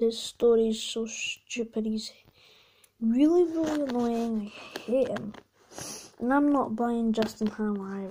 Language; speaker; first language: English; native; English